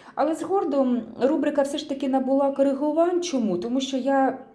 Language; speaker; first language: Ukrainian; non-native, local second language; Russian